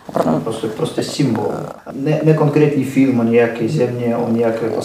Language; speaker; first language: Czech; non-native, learner; Russian